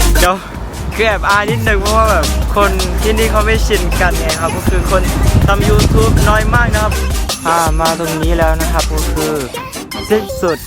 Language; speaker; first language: Thai; non-native, local second language; Malay